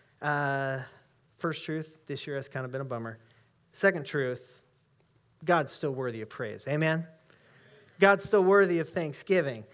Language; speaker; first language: English; native; English